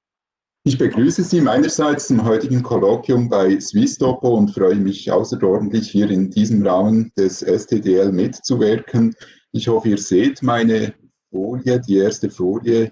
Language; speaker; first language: German; native; German